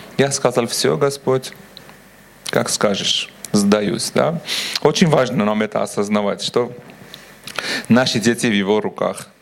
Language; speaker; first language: Russian; non-native, local second language; Armenian